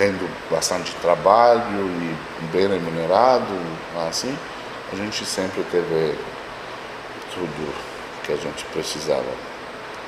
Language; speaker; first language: Portuguese; non-native, fluent; Romanian